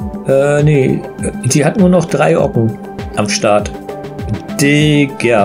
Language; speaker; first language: German; native; German